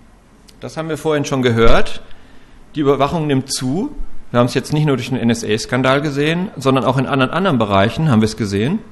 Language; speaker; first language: German; native; German